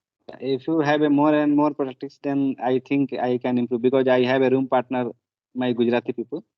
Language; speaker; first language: English; non-native, learner; Hindi